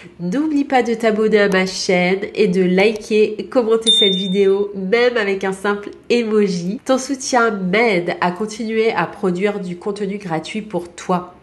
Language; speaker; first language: French; native; French